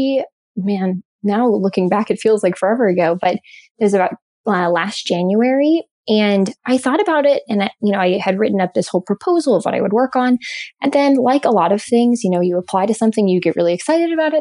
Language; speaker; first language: English; native; English